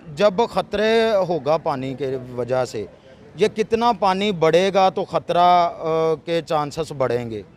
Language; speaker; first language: Urdu; non-native, local second language; Punjabi